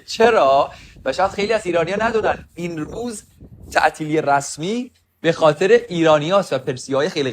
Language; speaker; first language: Persian; native; Persian